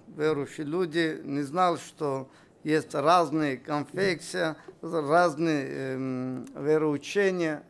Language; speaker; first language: Russian; non-native, local second language; Armenian